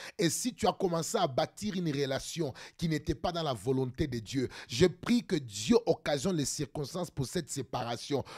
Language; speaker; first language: French; non-native, local second language; Lingala